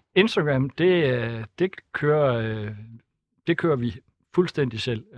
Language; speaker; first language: Danish; native; Danish